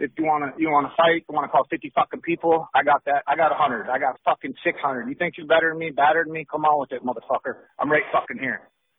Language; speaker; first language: English; non-native, fluent; Spanish